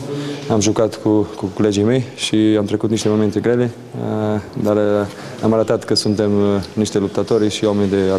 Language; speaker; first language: Romanian; non-native, fluent; Portuguese